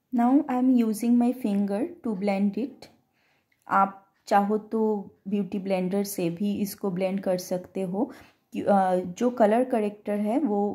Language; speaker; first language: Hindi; non-native, local second language; Bangla